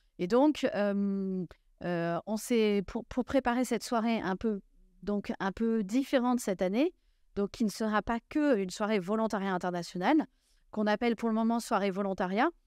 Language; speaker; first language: French; native; French